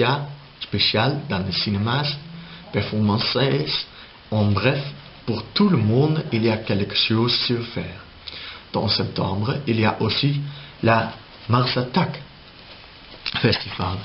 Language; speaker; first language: French; non-native, learner; Dutch